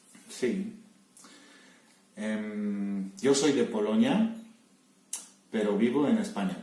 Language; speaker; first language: Spanish; non-native, fluent; Polish